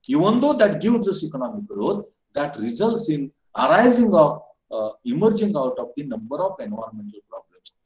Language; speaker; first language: English; non-native, local second language; Marathi